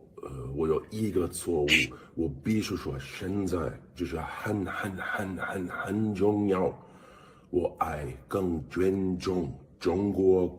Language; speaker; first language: Chinese; non-native, learner; English